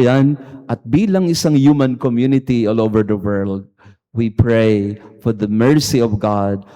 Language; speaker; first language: English; non-native, local second language; Filipino